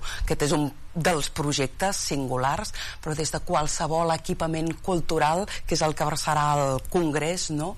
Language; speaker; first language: Catalan; native; Catalan